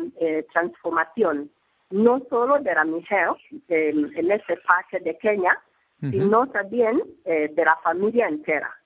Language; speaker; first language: Spanish; non-native, learner; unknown